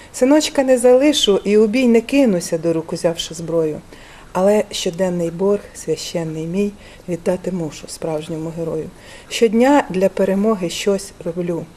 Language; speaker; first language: Ukrainian; native; Ukrainian